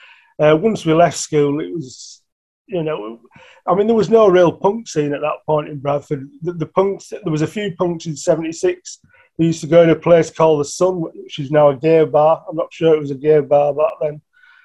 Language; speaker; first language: English; native; English